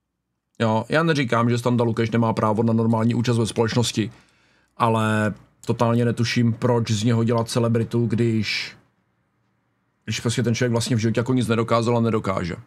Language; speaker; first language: Czech; native; Czech